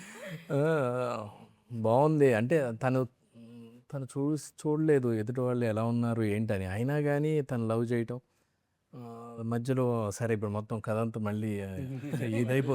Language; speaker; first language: Telugu; native; Telugu